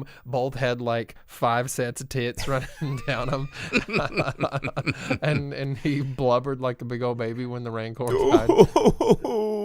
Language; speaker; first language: English; native; English